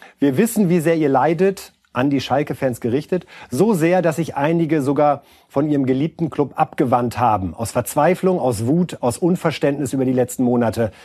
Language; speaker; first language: German; native; German